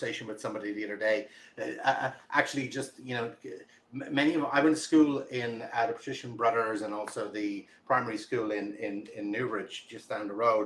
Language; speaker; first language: English; native; English